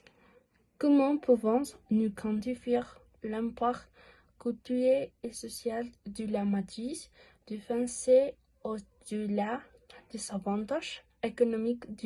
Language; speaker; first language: French; non-native, learner; Spanish